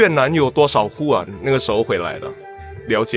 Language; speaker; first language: Chinese; non-native, local second language; Indonesian